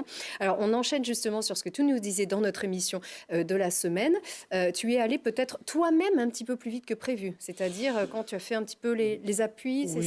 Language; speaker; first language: French; native; French